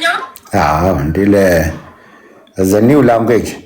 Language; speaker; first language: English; non-native, learner; Amharic